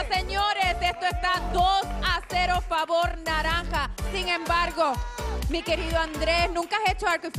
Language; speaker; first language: Spanish; native; Spanish